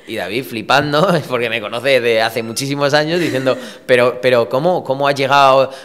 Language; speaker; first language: Spanish; early bilingual, other home language; Romanian